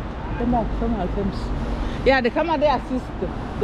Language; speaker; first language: Danish; non-native, learner; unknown